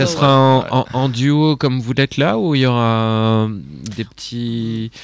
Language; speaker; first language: French; native; French